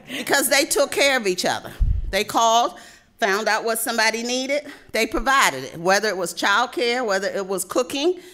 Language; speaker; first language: English; native; English